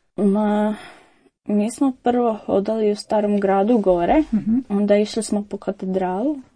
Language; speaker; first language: Croatian; non-native, learner; Arabic